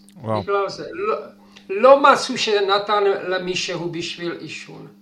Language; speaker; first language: Hebrew; non-native, fluent; Czech